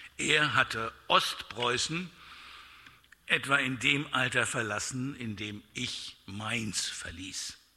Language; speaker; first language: German; native; German